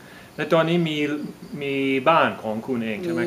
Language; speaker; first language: Thai; non-native, fluent; English